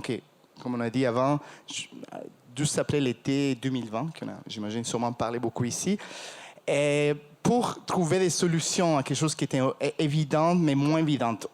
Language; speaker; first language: French; non-native, fluent; Spanish